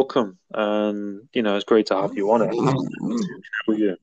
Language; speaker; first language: English; native; English